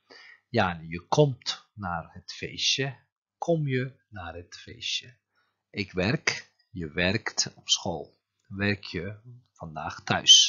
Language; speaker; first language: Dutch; non-native, fluent; Turkish